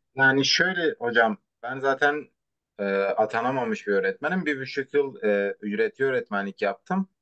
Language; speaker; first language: Turkish; non-native, local second language; Kurdish